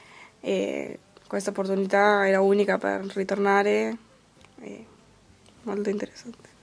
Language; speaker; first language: Italian; early bilingual, heritage; Spanish